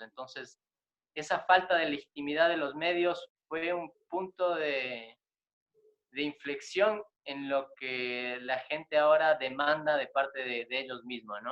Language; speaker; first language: Spanish; native; Spanish